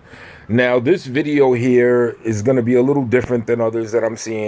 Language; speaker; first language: English; native; English